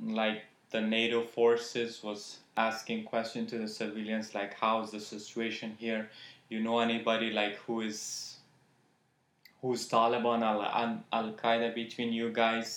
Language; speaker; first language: English; non-native, fluent; Persian